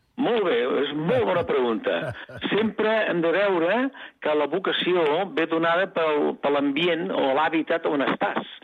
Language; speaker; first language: Catalan; native; Catalan